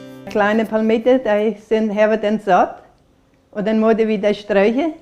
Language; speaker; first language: German; early bilingual, heritage; German